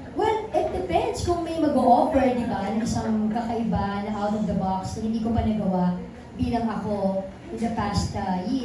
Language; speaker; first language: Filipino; native; Filipino